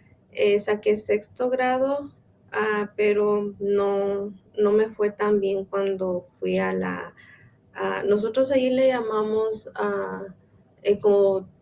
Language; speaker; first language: Spanish; non-native, local second language; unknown